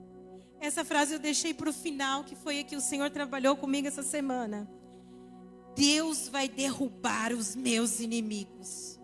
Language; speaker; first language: Portuguese; native; Portuguese